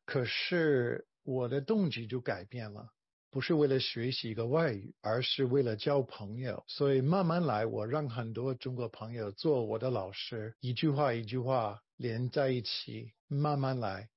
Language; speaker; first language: Chinese; non-native, fluent; English